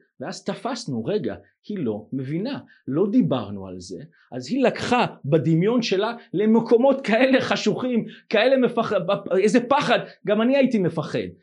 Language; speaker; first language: Hebrew; non-native, fluent; English